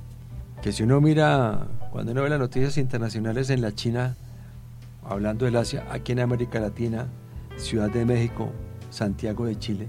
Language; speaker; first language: Spanish; native; Spanish